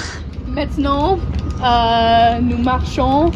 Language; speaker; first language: French; non-native, learner; English